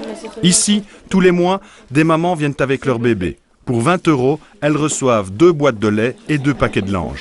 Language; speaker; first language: French; native; French